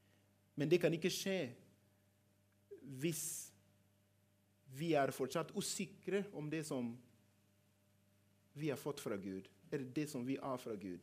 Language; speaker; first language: Norwegian; non-native, fluent; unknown